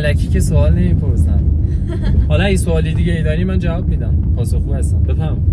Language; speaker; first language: Persian; native; Persian